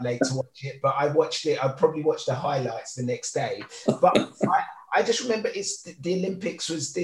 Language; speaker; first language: English; native; English